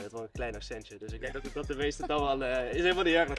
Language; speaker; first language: Dutch; native; Dutch